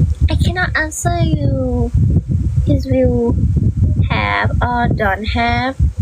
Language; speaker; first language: English; non-native, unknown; Thai